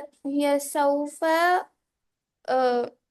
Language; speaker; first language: Arabic; non-native, learner; Urdu